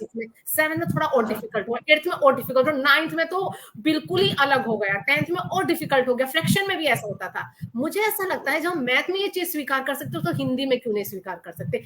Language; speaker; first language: Hindi; native; Hindi